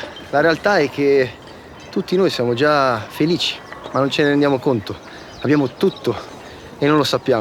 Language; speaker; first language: Italian; native; Italian